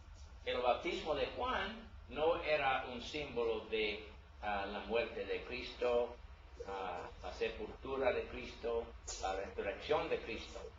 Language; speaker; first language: Spanish; non-native, learner; English